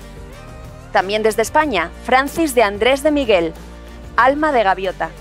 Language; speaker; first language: Spanish; native; Spanish